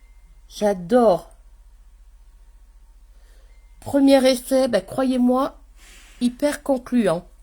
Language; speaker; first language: French; native; French